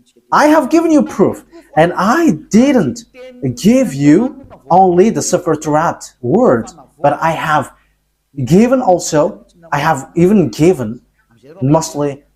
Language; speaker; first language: English; non-native, fluent; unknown